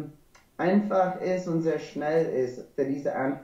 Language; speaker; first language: German; non-native, learner; English